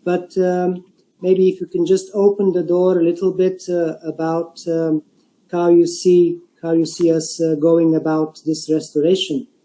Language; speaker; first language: English; non-native, fluent; Bulgarian